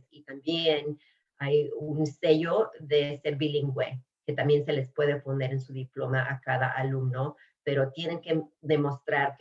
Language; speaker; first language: Spanish; early bilingual, other home language; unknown